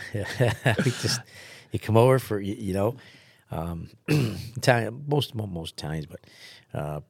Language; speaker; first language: English; early bilingual, other home language; Italian